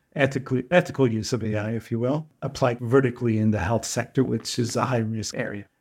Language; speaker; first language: English; non-native, fluent; Portuguese